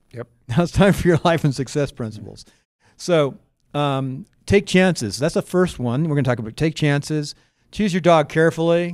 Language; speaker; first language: English; native; English